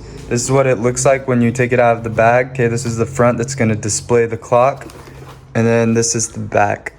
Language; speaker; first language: English; native; English